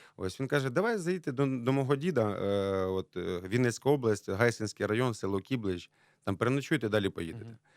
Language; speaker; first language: Ukrainian; native; Ukrainian